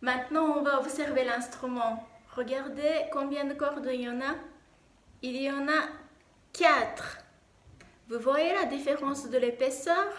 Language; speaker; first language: French; non-native, fluent; Japanese